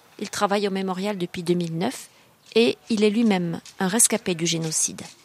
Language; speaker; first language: French; native; French